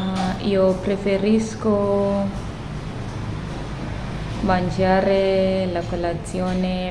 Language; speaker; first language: Italian; non-native, learner; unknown